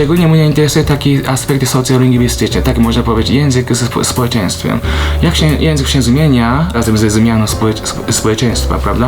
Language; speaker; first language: Polish; non-native, fluent; Japanese